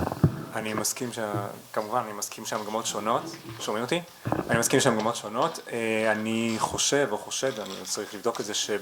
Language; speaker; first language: Hebrew; native; Hebrew